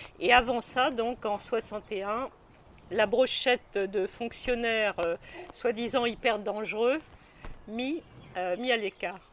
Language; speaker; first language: French; native; French